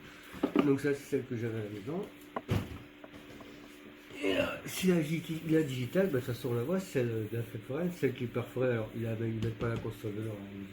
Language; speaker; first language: French; native; French